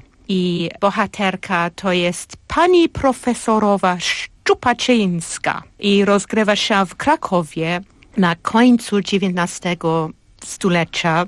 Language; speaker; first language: Polish; non-native, fluent; English